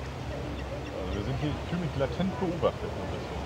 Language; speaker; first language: German; native; German